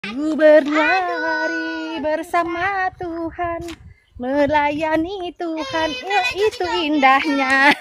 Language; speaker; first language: Indonesian; non-native, local second language; Madurese